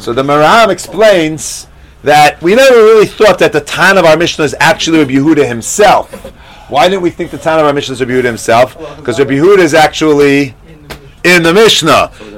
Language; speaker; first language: English; native; English